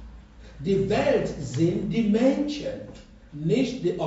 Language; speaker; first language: German; non-native, fluent; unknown